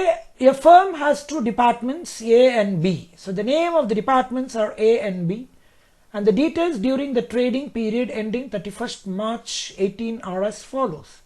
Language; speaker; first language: English; non-native, local second language; Kannada